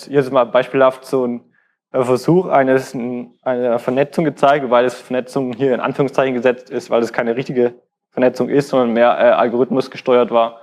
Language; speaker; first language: German; native; German